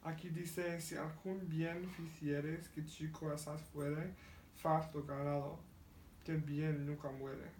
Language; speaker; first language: Spanish; non-native, learner; English